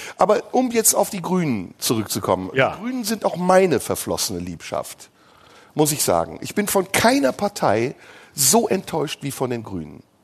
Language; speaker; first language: German; early bilingual, other home language; Turkish